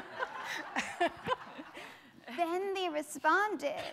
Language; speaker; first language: English; native; English